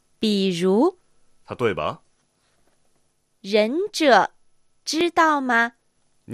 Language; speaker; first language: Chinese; non-native, learner; Japanese